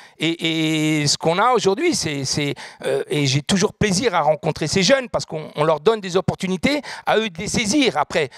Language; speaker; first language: French; native; French